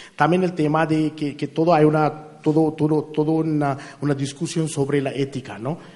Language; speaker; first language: Spanish; non-native, fluent; Hindi